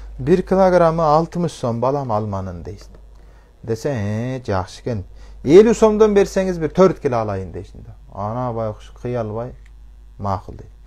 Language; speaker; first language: Kyrgyz; early bilingual, heritage; Kyrgyz